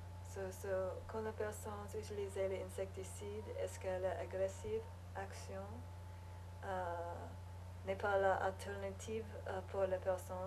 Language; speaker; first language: French; non-native, learner; English